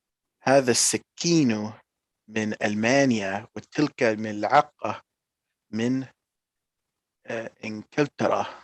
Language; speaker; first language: Arabic; non-native, learner; English